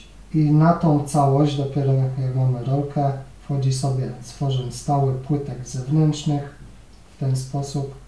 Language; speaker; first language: Polish; native; Polish